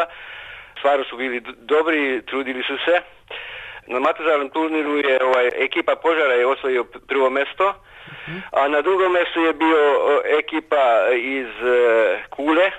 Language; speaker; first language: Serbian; non-native, local second language; Hungarian